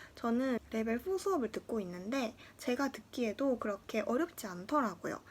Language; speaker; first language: Korean; native; Korean